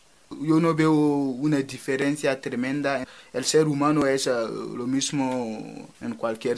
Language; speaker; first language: Spanish; non-native, fluent; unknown